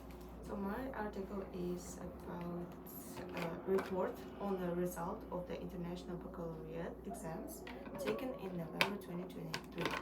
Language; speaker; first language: English; non-native, learner; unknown